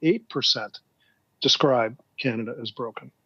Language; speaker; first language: English; native; English